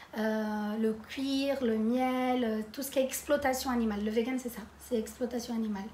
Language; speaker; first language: French; non-native, fluent; Portuguese